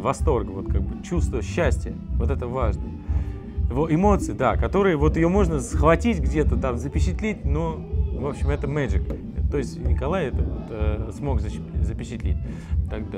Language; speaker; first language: Russian; native; Russian